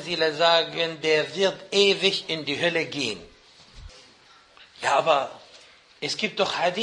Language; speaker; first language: German; non-native, fluent; Arabic